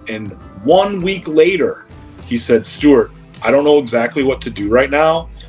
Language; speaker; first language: English; native; English